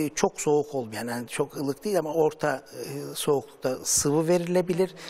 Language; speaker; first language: Turkish; native; Turkish